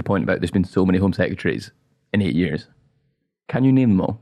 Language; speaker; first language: English; native; English